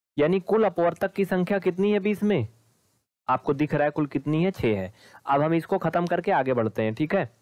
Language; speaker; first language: Hindi; native; Hindi